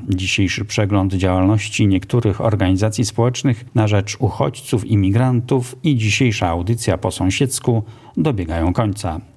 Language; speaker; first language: Polish; native; Polish